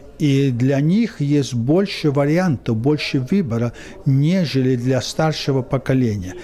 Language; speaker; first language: Russian; early bilingual, heritage; Russian